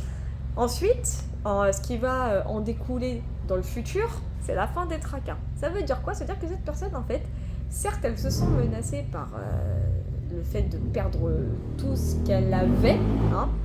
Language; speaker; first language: French; native; French